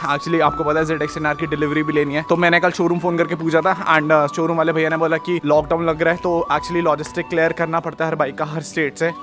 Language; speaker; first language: Hindi; native; Hindi